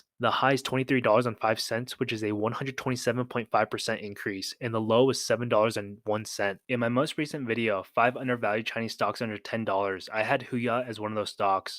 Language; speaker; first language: English; native; English